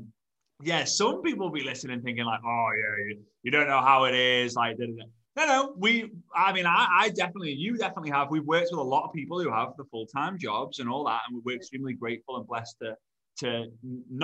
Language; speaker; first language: English; native; English